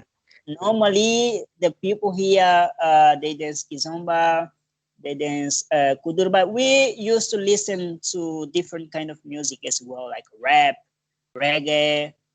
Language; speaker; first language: English; non-native, learner; Portuguese